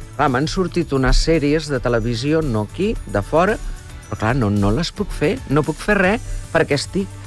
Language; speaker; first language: Catalan; early bilingual, heritage; Catalan